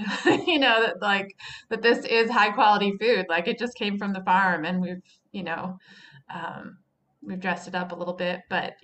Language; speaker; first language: English; native; English